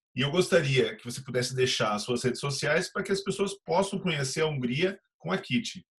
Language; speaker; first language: Portuguese; native; Portuguese